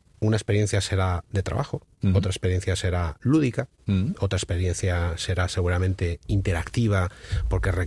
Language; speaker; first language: Spanish; native; Spanish